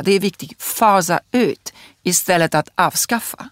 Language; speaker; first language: Swedish; non-native, fluent; Italian